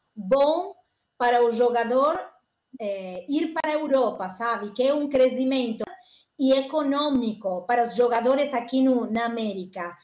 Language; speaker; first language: Portuguese; non-native, learner; Spanish